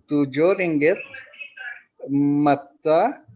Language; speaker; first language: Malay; non-native, learner; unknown